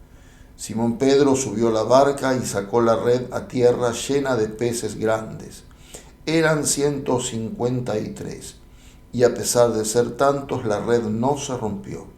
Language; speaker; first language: Spanish; native; Spanish